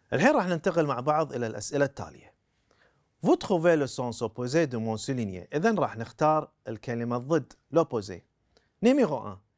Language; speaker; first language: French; non-native, fluent; Arabic